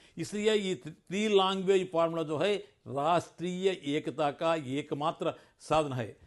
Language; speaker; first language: Hindi; non-native, local second language; Telugu